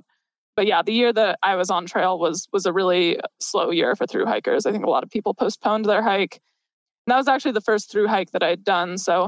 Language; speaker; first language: English; native; English